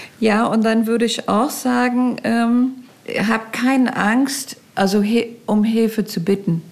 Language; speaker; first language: German; non-native, fluent; English